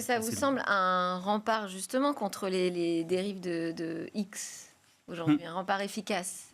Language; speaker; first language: French; native; French